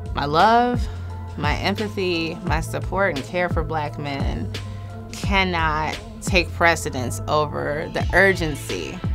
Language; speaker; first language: English; native; English